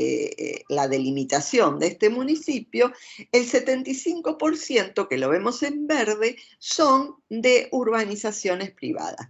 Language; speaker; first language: Spanish; native; Spanish